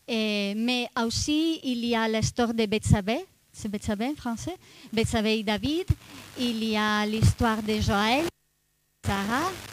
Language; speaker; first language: French; non-native, fluent; Italian